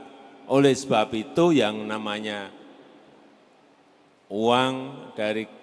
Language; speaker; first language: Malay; non-native, local second language; Javanese